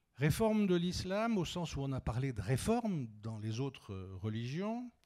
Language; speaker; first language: French; native; French